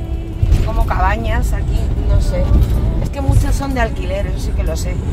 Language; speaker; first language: Spanish; native; Spanish